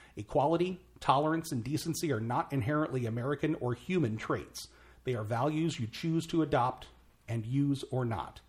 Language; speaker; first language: English; native; English